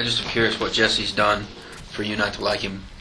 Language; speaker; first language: English; native; English